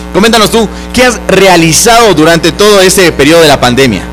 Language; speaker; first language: Spanish; native; Spanish